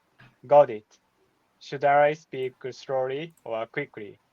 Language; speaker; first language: English; non-native, learner; Japanese